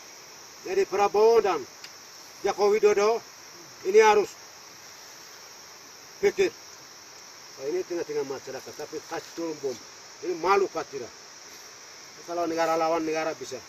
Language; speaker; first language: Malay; non-native, local second language; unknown